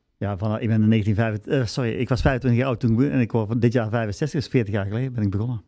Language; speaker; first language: Dutch; native; Dutch